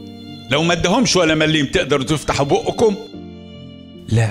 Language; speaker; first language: Arabic; native; Arabic